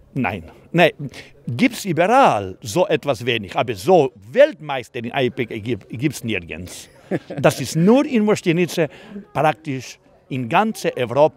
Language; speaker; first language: German; non-native, fluent; Croatian